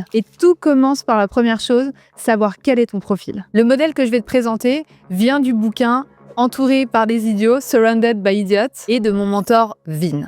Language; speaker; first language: French; native; French